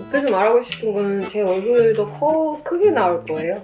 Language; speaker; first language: Korean; non-native, fluent; Japanese